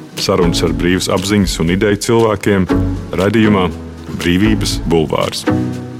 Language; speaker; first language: Latvian; native; Latvian